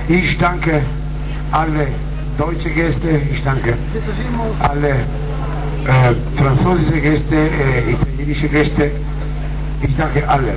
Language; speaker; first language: German; non-native, learner; Italian